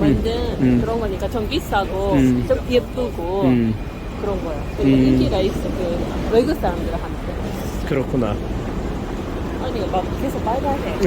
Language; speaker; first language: Korean; non-native, fluent; Japanese